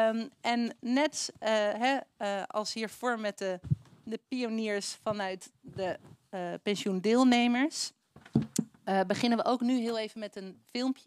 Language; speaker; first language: Dutch; native; Dutch